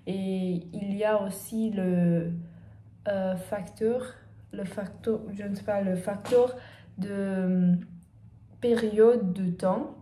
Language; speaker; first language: French; non-native, learner; Portuguese